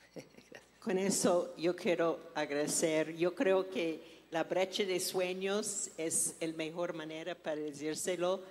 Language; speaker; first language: Spanish; non-native, fluent; English